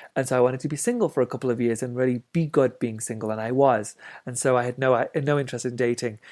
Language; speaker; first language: English; native; English